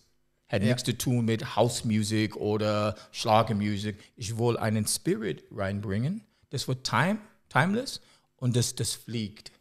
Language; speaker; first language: German; non-native, learner; English